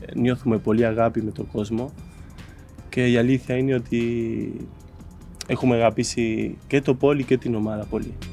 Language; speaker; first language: Greek; non-native, fluent; Spanish